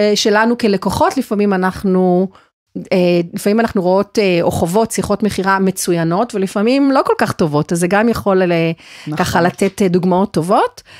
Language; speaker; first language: Hebrew; native; Hebrew